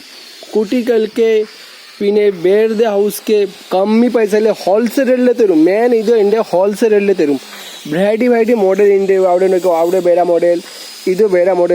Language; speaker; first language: Malayalam; non-native, learner; Hindi